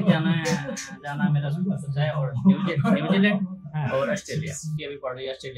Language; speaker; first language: Hindi; non-native, learner; Nepali